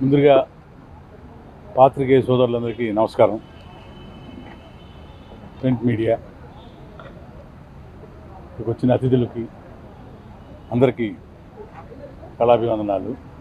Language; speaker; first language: Telugu; native; Telugu